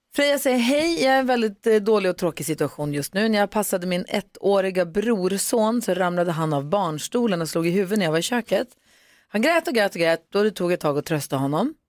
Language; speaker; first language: Swedish; native; Swedish